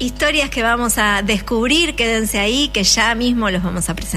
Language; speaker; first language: Spanish; native; Spanish